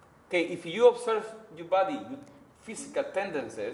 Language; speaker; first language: English; non-native, learner; Spanish